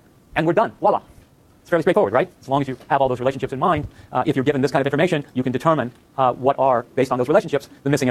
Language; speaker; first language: English; native; English